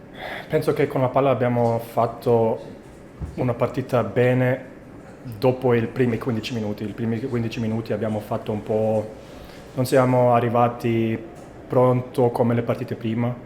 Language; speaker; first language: Italian; non-native, fluent; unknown